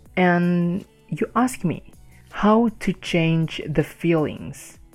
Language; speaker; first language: English; non-native, fluent; Indonesian